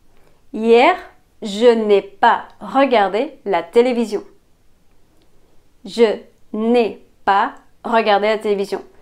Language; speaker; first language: French; non-native, fluent; Spanish